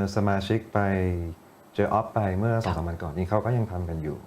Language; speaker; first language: Thai; non-native, local second language; English